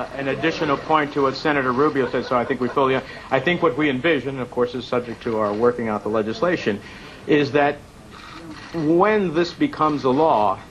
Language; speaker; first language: English; early bilingual, other home language; Spanish